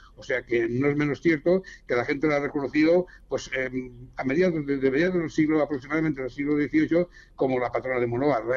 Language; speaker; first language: Spanish; native; Spanish